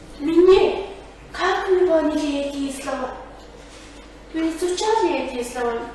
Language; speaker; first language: Russian; non-native, fluent; Mongolian